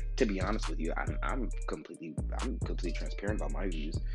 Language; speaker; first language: English; native; English